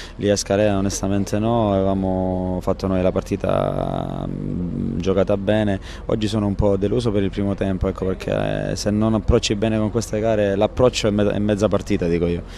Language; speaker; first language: Italian; native; Italian